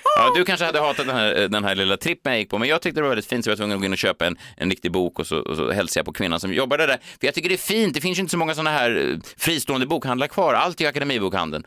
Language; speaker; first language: Swedish; native; Swedish